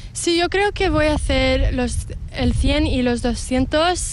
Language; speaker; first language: Spanish; early bilingual, heritage; English